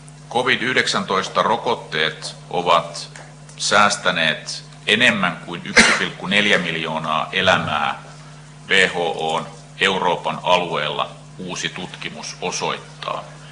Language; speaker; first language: Finnish; native; Finnish